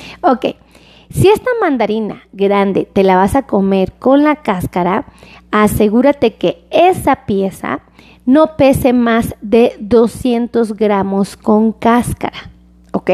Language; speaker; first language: Spanish; native; Spanish